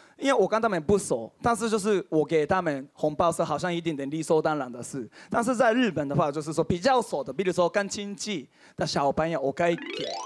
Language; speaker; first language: Chinese; non-native, fluent; Japanese